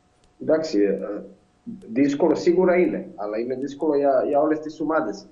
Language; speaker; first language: Greek; non-native, fluent; Serbian